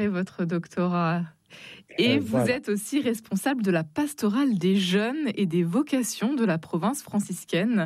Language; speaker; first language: French; native; French